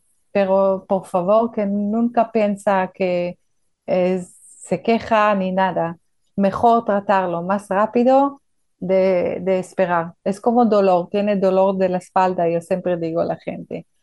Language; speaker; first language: Spanish; non-native, fluent; Hebrew